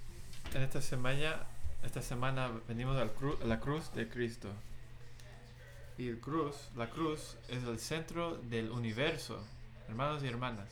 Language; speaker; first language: Spanish; non-native, fluent; English